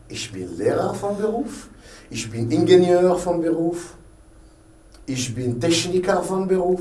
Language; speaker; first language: German; non-native, fluent; Arabic